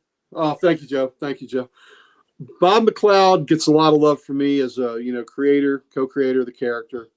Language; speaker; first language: English; native; English